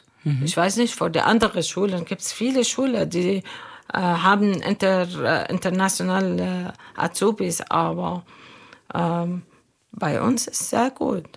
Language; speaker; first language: German; non-native, learner; Arabic